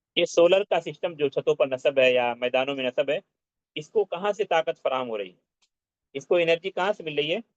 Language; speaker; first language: Urdu; native; Urdu